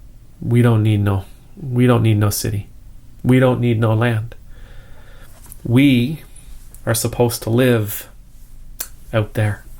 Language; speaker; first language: English; native; English